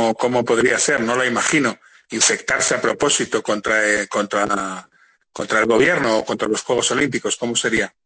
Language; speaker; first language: Spanish; native; Spanish